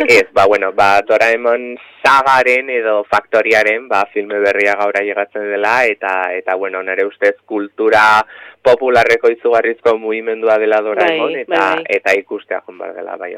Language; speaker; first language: Basque; native; Basque